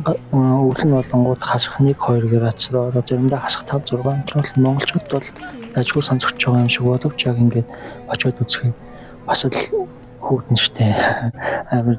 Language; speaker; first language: Mongolian; native; Mongolian